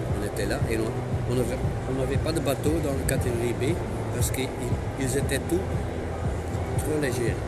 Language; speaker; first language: French; non-native, local second language; Dutch